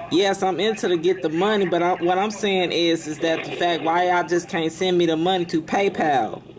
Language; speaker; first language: English; native; English